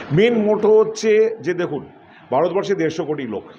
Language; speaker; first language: Bangla; native; Bangla